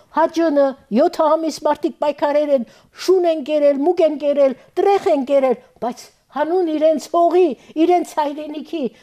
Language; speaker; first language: Armenian; early bilingual, heritage; Armenian